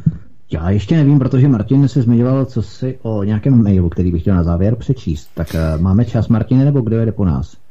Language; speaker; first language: Czech; native; Czech